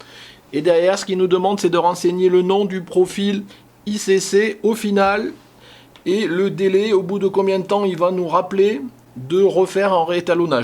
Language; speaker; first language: French; native; French